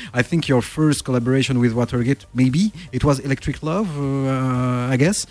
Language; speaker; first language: English; non-native, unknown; French